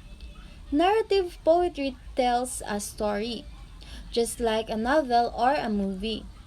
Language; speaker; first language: English; non-native, fluent; Filipino